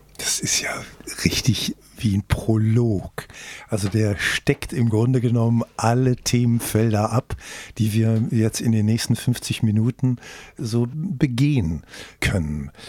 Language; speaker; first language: German; native; German